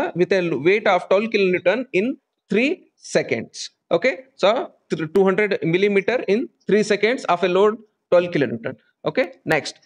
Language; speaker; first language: English; non-native, local second language; Kannada